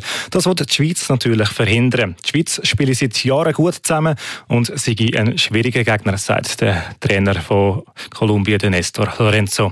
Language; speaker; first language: German; native; German